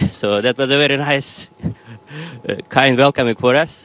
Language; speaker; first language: English; non-native, fluent; Turkish